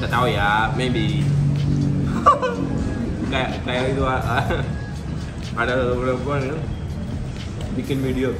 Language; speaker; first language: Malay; non-native, learner; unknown